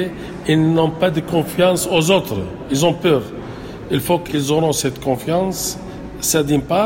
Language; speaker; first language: French; non-native, local second language; Arabic